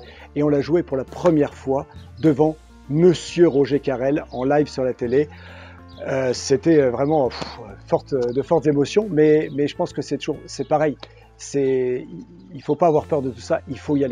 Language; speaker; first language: French; native; French